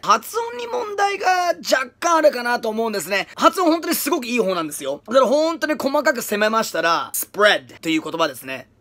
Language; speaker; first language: Japanese; early bilingual, heritage; Japanese